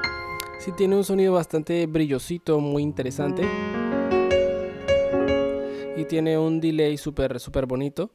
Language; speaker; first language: Spanish; native; Spanish